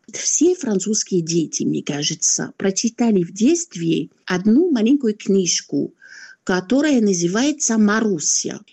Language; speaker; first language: Russian; non-native, fluent; French